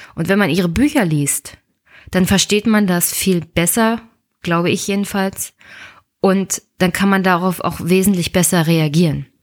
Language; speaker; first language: German; native; German